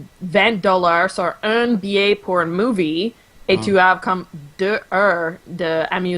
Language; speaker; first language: French; non-native, local second language; English